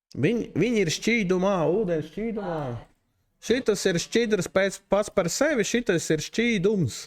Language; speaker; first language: Latvian; non-native, local second language; Russian